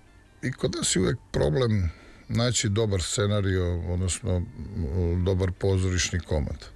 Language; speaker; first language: Serbian; native; Serbian